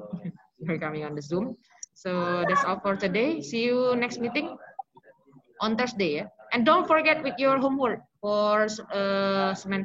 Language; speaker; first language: English; non-native, local second language; Indonesian